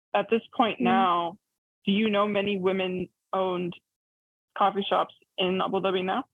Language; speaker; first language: English; early bilingual, other home language; Arabic